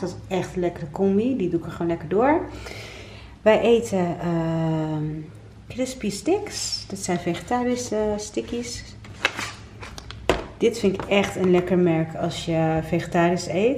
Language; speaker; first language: Dutch; native; Dutch